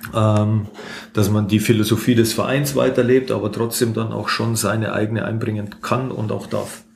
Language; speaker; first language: German; native; German